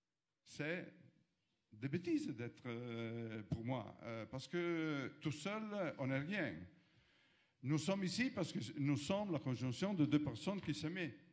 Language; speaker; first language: French; non-native, fluent; Italian